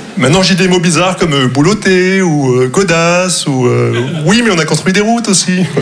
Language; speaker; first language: French; non-native, local second language; Arabic